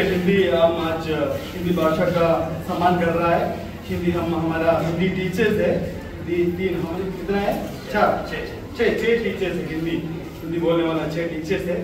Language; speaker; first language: Hindi; non-native, local second language; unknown